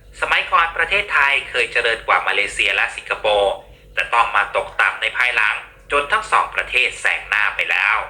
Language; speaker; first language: Thai; native; Thai